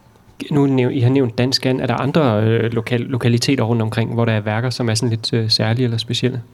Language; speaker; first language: Danish; native; Danish